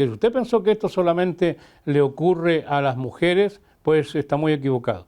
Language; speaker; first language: Spanish; native; Spanish